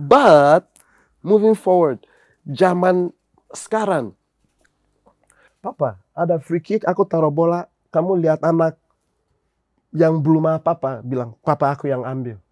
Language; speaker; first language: Indonesian; non-native, fluent; English